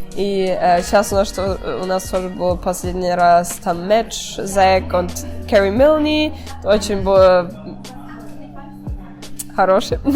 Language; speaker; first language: Russian; early bilingual, heritage; Russian